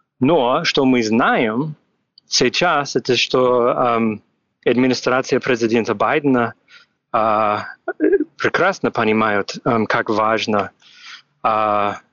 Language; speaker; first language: Russian; non-native, fluent; English